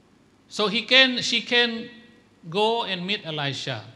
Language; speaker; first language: English; non-native, local second language; Malay